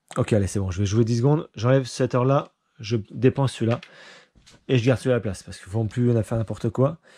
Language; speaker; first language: French; native; French